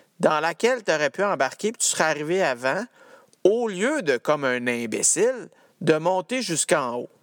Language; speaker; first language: French; native; French